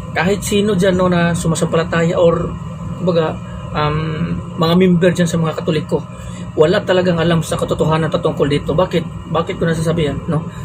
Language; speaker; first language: Filipino; non-native, local second language; Cebuano